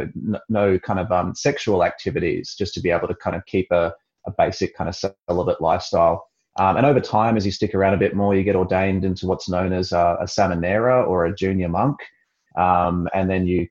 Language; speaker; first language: English; native; English